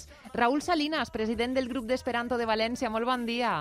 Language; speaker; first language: Catalan; native; Catalan